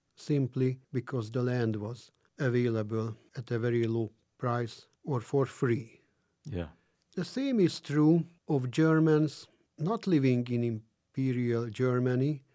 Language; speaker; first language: English; non-native, fluent; Hungarian